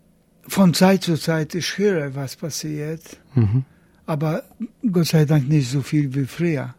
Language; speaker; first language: German; non-native, learner; Polish